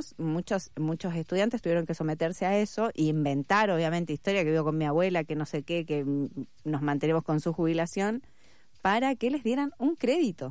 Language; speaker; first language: Spanish; native; Spanish